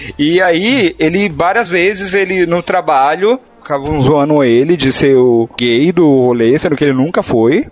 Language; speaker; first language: Portuguese; native; Portuguese